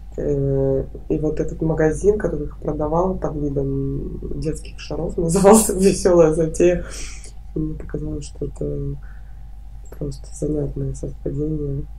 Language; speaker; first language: Russian; native; Russian